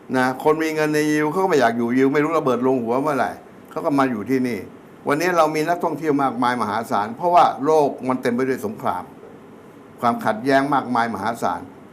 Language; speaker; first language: Thai; native; Thai